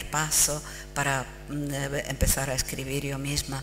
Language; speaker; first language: Spanish; non-native, fluent; Czech